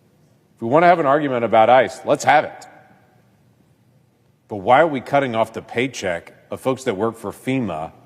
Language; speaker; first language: English; native; English